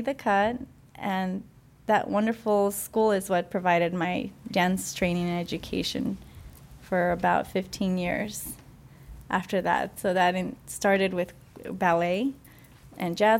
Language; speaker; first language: English; early bilingual, other home language; Spanish